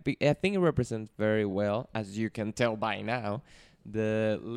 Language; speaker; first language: English; non-native, fluent; Spanish